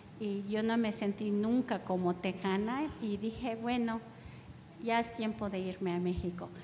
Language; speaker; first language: Spanish; early bilingual, heritage; Spanish